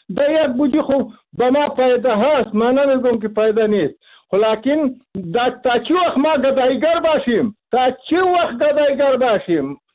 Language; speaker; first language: Persian; non-native, local second language; Pashto